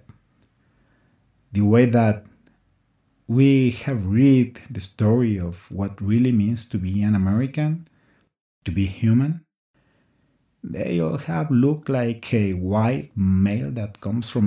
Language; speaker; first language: English; non-native, fluent; Spanish